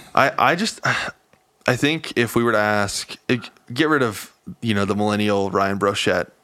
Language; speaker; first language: English; native; English